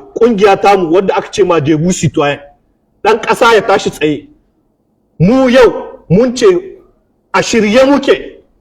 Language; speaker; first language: Hausa; native; Hausa